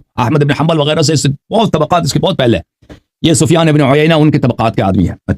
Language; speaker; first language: Urdu; non-native, fluent; Persian